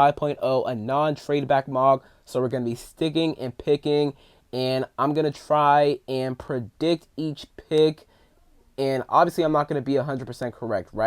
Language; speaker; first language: English; native; English